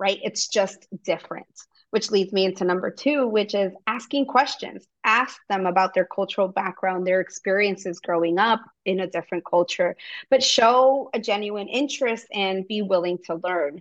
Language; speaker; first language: English; early bilingual, other home language; Spanish